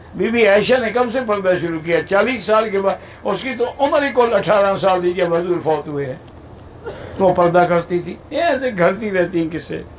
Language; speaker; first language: Urdu; non-native, local second language; Punjabi